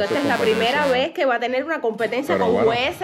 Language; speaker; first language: Spanish; native; Spanish